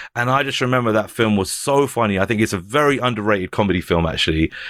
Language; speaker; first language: English; native; English